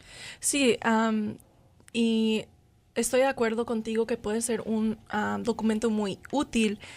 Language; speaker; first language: Spanish; non-native, learner; English